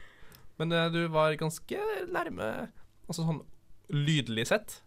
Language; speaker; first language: Norwegian; native; Norwegian